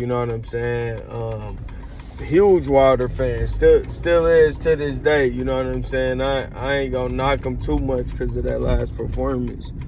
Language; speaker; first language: English; native; English